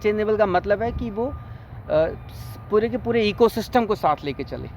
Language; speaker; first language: Hindi; native; Hindi